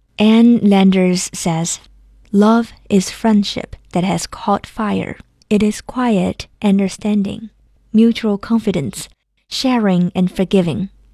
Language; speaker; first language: English; non-native, fluent; Chinese